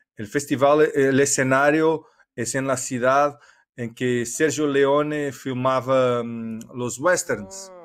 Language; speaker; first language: Spanish; non-native, learner; Portuguese